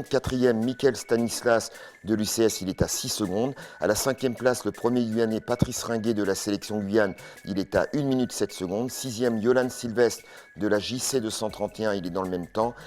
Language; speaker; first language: French; native; French